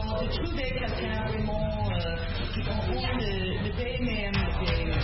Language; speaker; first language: French; non-native, fluent; English